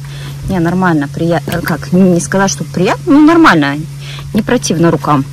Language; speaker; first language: Russian; native; Russian